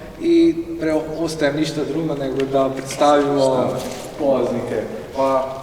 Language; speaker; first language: Croatian; native; Croatian